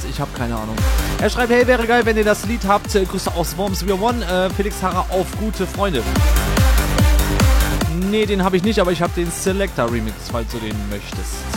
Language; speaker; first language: German; native; German